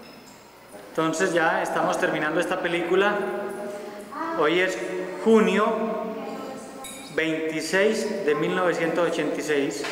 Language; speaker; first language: Spanish; native; Spanish